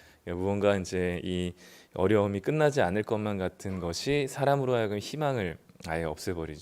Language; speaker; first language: Korean; native; Korean